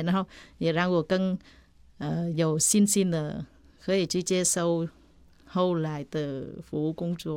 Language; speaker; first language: Chinese; non-native, fluent; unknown